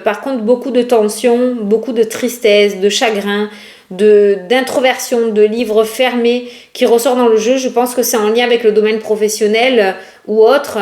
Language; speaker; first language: French; native; French